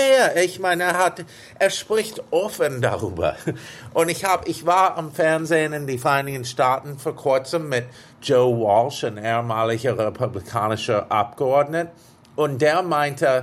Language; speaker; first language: German; non-native, fluent; English